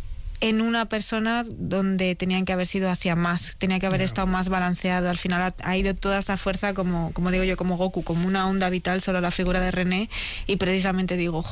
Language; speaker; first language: Spanish; native; Spanish